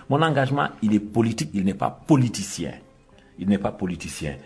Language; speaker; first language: French; non-native, local second language; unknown